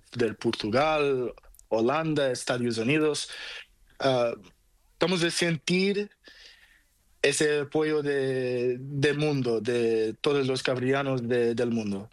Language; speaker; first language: Spanish; non-native, learner; Portuguese